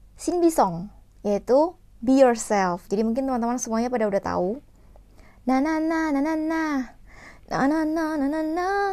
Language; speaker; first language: Indonesian; non-native, fluent; Korean